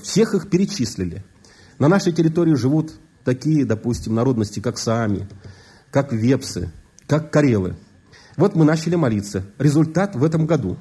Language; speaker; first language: Russian; native; Russian